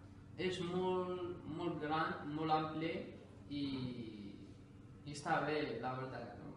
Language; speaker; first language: Catalan; non-native, learner; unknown